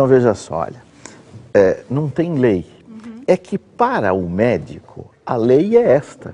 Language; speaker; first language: Portuguese; native; Portuguese